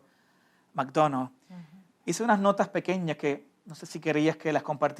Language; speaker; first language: Spanish; native; Spanish